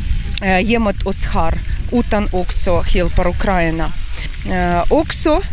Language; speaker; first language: Swedish; non-native, learner; Ukrainian